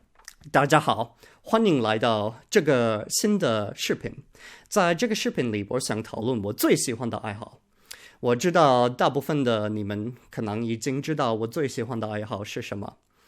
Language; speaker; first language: Chinese; non-native, learner; English